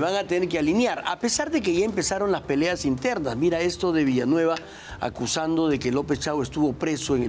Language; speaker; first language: Spanish; native; Spanish